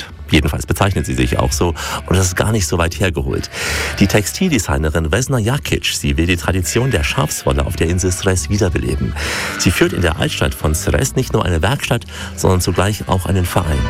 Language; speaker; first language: German; native; German